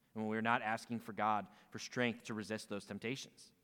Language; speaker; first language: English; native; English